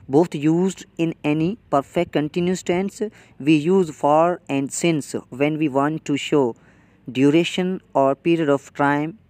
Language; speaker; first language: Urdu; non-native, local second language; Sindhi